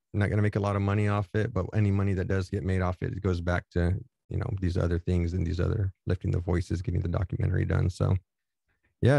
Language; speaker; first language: English; native; English